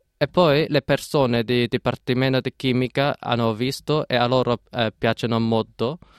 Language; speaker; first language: Italian; non-native, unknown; Cantonese